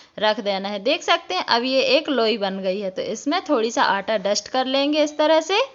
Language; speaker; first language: Hindi; native; Hindi